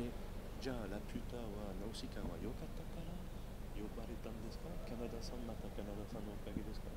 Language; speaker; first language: Japanese; native; Japanese